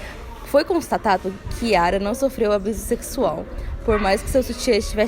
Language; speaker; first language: Portuguese; native; Portuguese